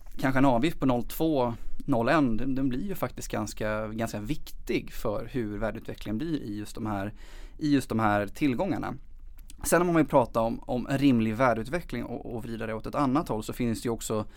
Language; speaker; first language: Swedish; native; Swedish